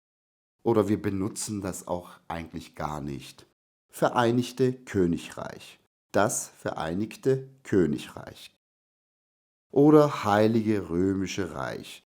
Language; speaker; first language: German; non-native, fluent; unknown